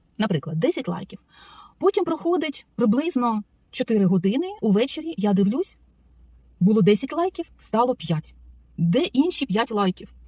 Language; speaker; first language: Ukrainian; non-native, local second language; Russian